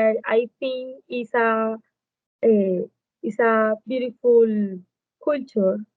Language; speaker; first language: English; non-native, learner; Spanish